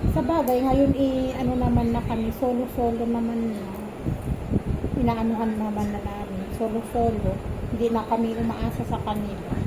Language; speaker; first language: Filipino; non-native, local second language; Iloko